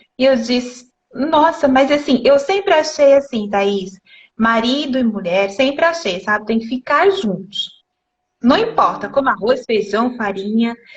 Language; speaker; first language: Portuguese; native; Portuguese